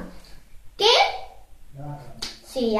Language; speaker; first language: Spanish; early bilingual, heritage; Spanish